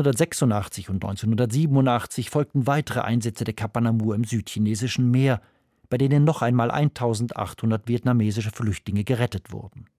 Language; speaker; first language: German; native; German